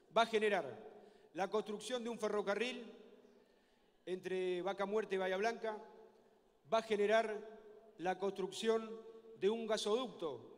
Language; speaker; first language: Spanish; native; Spanish